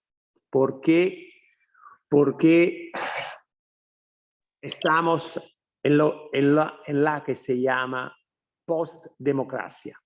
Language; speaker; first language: Spanish; non-native, fluent; Italian